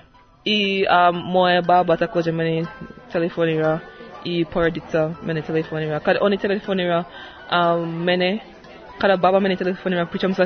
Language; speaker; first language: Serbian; non-native, learner; English